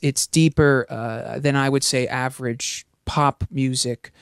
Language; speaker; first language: English; early bilingual, other home language; German